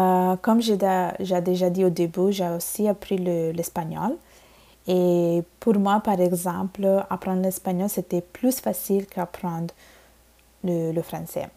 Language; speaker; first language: French; non-native, fluent; Bangla